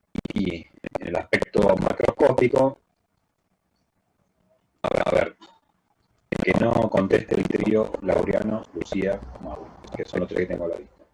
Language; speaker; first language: Spanish; native; Spanish